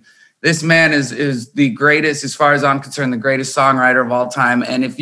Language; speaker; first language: English; native; English